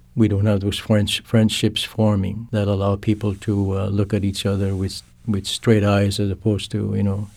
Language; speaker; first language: English; non-native, fluent; Cree